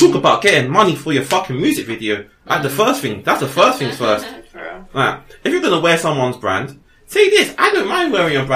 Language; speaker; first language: English; native; English